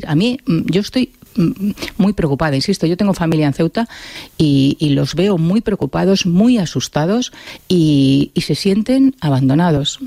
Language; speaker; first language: Spanish; native; Spanish